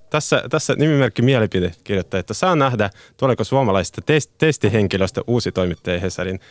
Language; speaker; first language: Finnish; non-native, fluent; Russian